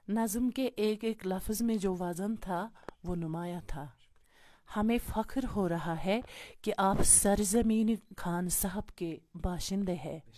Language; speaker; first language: Urdu; non-native, local second language; Kashmiri